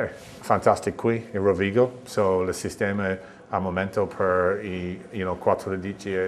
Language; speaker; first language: Italian; non-native, learner; English